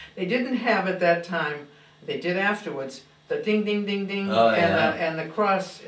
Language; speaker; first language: English; native; English